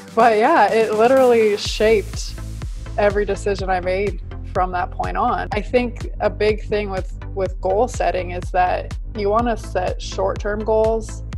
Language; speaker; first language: English; native; English